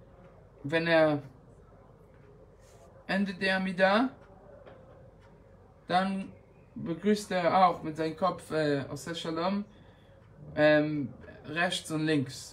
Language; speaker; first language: German; non-native, fluent; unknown